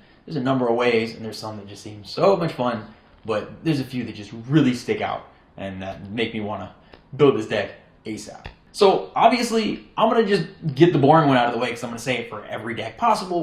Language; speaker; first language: English; native; English